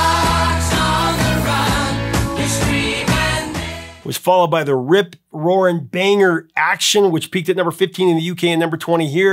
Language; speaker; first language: English; native; English